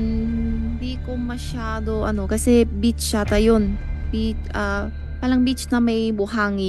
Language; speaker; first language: Filipino; non-native, learner; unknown